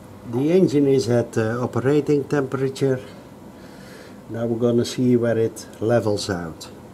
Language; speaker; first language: English; non-native, fluent; Dutch